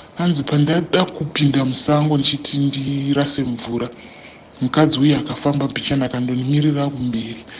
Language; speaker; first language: Shona; non-native, local second language; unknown